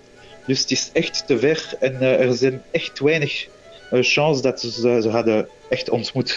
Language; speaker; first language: Dutch; non-native, local second language; French